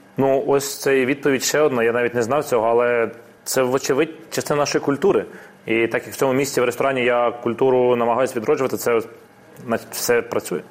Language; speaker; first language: Ukrainian; non-native, local second language; Russian